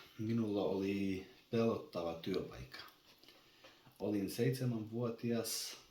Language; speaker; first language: Finnish; non-native, learner; Albanian